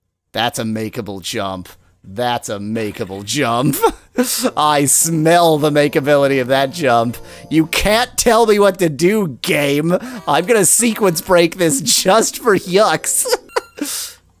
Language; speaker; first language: English; native; English